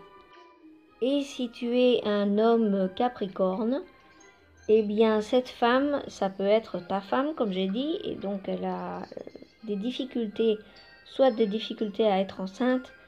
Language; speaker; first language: French; non-native, fluent; Spanish